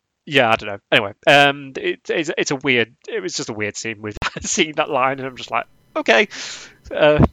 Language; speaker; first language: English; native; English